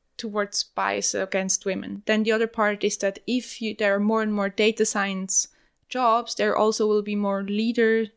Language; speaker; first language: English; non-native, fluent; German